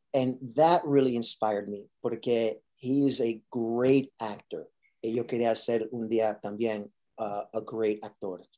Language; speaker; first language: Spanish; early bilingual, heritage; Spanish